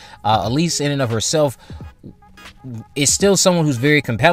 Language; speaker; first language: English; native; English